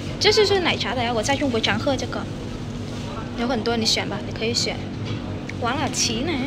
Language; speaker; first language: Chinese; non-native, fluent; Vietnamese